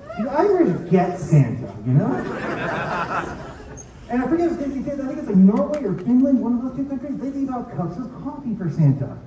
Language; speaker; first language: English; native; English